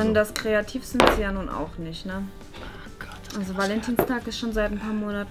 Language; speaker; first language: German; native; German